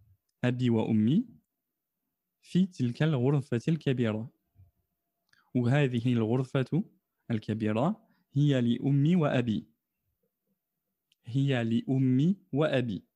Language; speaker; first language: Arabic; non-native, fluent; French